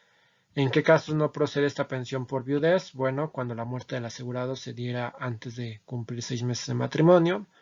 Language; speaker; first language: Spanish; native; Spanish